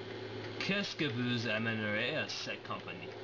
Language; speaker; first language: French; non-native, learner; English